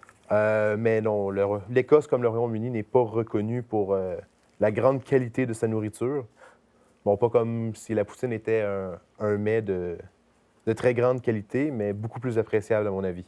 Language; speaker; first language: French; native; French